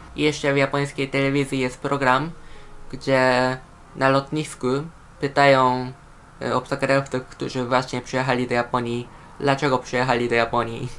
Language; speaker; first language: Polish; non-native, fluent; Japanese